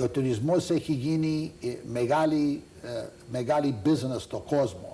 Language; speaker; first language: Greek; early bilingual, heritage; Greek